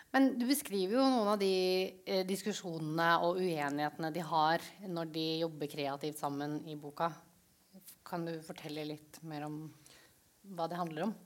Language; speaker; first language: Norwegian; early bilingual, other home language; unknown